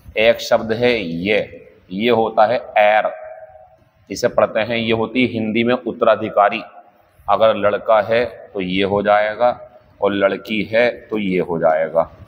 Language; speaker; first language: Hindi; native; Hindi